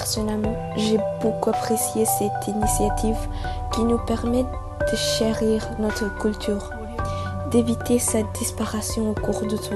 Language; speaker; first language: French; non-native, fluent; Malay